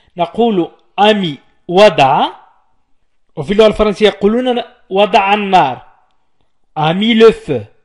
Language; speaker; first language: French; non-native, local second language; Arabic